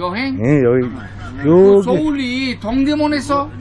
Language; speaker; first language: Korean; non-native, learner; Uzbek